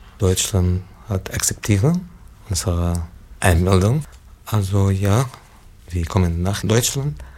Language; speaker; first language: German; non-native, learner; Arabic